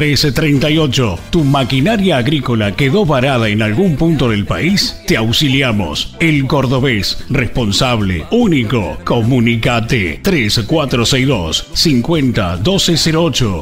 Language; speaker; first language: Spanish; native; Spanish